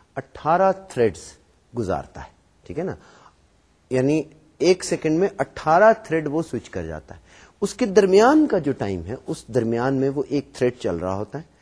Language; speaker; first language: Urdu; native; Urdu